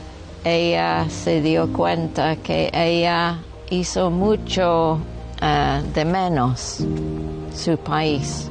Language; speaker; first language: Spanish; non-native, local second language; English